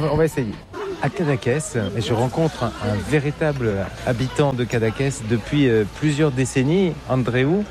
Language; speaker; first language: French; native; French